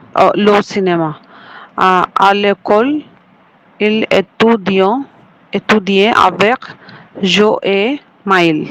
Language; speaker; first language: French; non-native, learner; Bangla